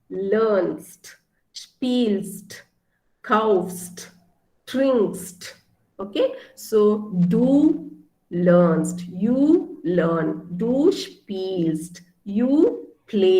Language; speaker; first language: German; non-native, fluent; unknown